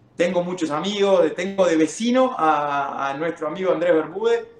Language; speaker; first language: Spanish; native; Spanish